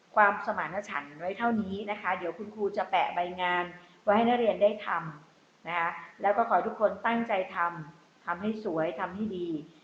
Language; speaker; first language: Thai; native; Thai